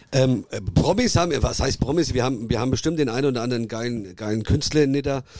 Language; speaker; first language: German; early bilingual, other home language; Italian